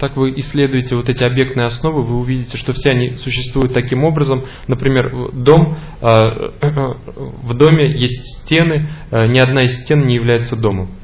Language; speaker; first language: Russian; native; Russian